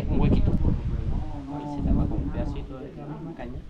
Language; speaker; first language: Spanish; native; Spanish